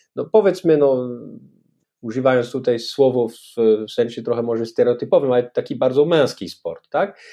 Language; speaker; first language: Polish; non-native, fluent; French